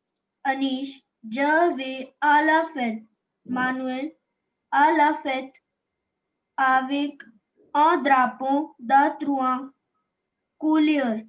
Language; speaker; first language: French; non-native, learner; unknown